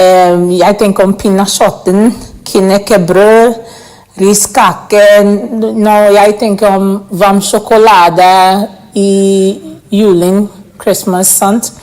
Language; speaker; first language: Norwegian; non-native, learner; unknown